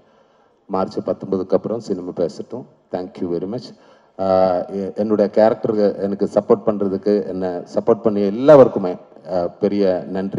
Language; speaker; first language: Tamil; non-native, learner; Malayalam